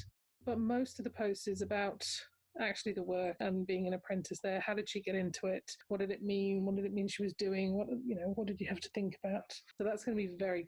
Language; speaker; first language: English; native; English